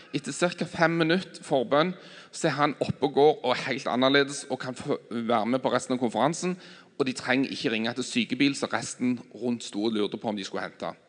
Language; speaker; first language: Norwegian; native; Norwegian